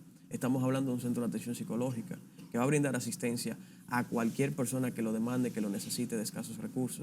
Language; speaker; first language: Spanish; native; Spanish